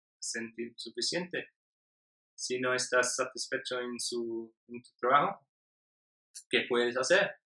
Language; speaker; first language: Spanish; non-native, learner; English